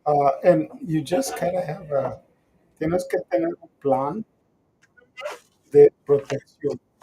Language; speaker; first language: Spanish; non-native, learner; English